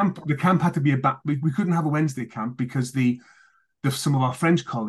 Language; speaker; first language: English; native; English